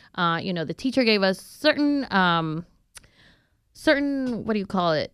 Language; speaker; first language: English; non-native, fluent; Spanish